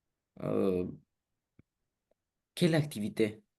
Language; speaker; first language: French; non-native, learner; Romanian